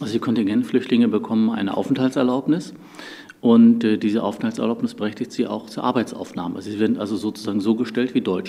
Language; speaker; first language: German; native; German